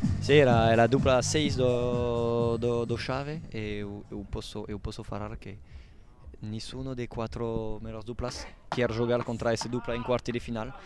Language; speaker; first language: Portuguese; non-native, learner; Italian